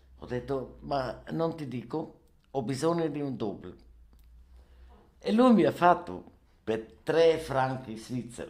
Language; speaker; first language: Italian; non-native, learner; German